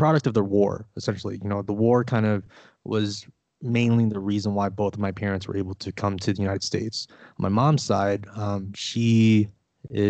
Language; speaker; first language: English; early bilingual, other home language; Vietnamese